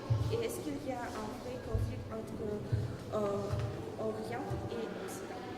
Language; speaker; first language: French; non-native, learner; Russian